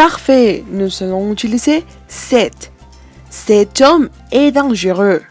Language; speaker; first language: French; non-native, fluent; Spanish